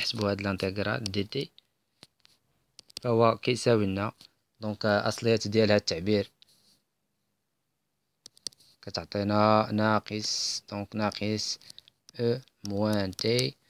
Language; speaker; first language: Arabic; native; Arabic